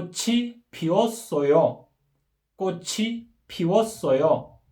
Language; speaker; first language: Korean; non-native, fluent; Kyrgyz